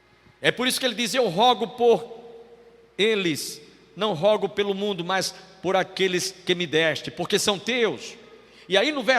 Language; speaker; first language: Portuguese; native; Portuguese